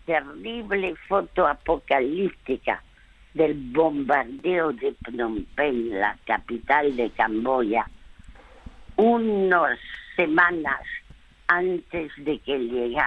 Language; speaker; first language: Spanish; early bilingual, other home language; French